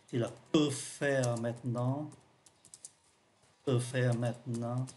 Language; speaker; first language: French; non-native, fluent; Vietnamese